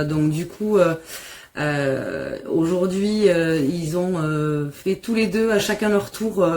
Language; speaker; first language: French; native; French